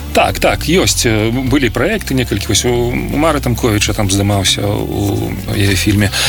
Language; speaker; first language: Belarusian; non-native, local second language; Russian